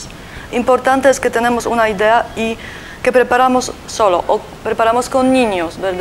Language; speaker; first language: Spanish; non-native, learner; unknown